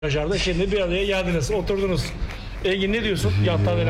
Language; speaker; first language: Turkish; native; Turkish